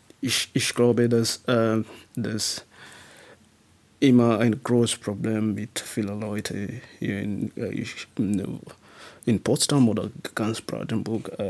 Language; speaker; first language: German; non-native, learner; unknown